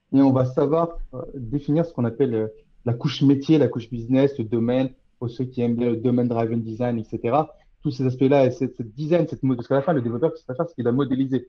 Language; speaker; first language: French; native; French